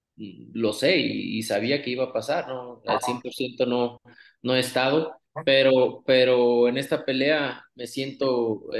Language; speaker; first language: Spanish; native; Spanish